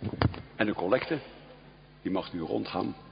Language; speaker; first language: Dutch; native; Dutch